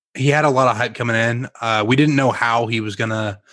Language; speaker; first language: English; native; English